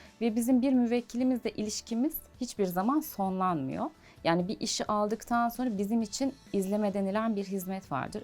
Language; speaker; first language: Turkish; native; Turkish